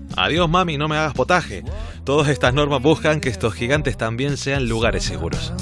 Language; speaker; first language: Spanish; native; Spanish